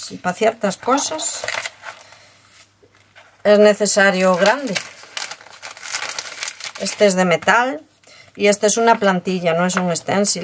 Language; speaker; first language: Spanish; native; Spanish